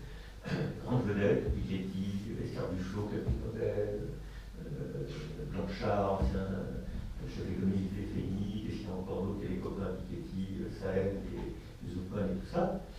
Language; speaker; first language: French; native; French